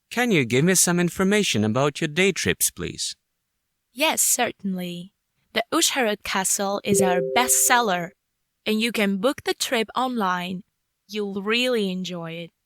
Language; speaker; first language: English; non-native, fluent; Ukrainian